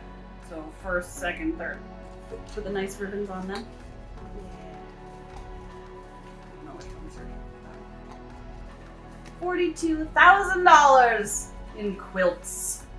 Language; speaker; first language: English; native; English